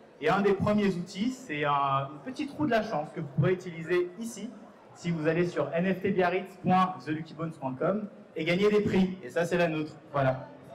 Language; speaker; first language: French; native; French